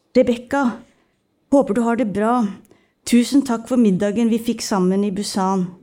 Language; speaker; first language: Norwegian; early bilingual, other home language; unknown